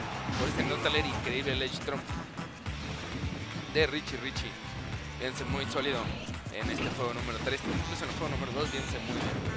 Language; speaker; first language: Spanish; native; Spanish